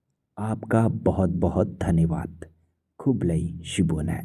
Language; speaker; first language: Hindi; non-native, local second language; Khasi